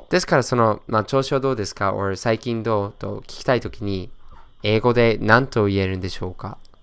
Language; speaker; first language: Japanese; non-native, fluent; English